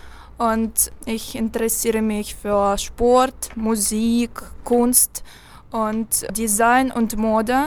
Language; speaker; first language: German; non-native, learner; Russian